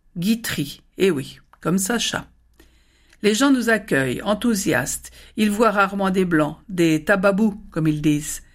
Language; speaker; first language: French; native; French